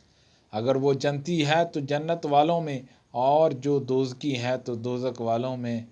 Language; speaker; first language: Urdu; native; Urdu